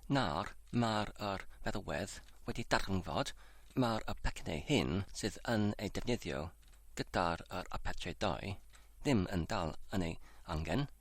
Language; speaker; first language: Welsh; non-native, learner; English